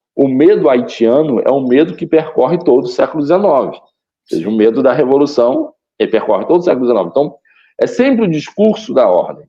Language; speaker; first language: Portuguese; native; Portuguese